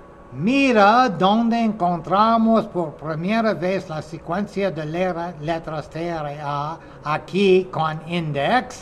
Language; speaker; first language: Spanish; non-native, fluent; English